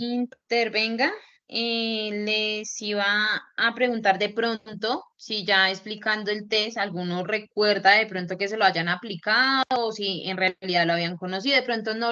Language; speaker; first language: Spanish; native; Spanish